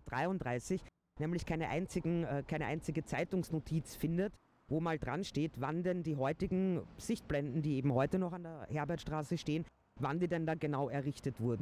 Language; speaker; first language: German; native; German